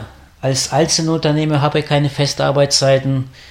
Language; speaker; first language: German; non-native, fluent; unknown